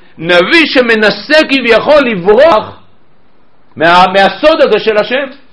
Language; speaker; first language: Hebrew; native; Hebrew